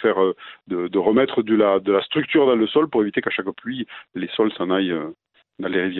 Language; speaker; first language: French; native; French